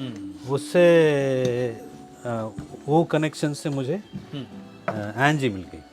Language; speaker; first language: Hindi; non-native, local second language; Kannada